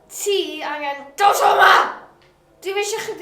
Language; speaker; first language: Welsh; non-native, local second language; English